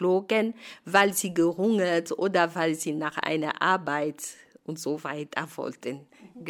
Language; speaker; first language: German; non-native, fluent; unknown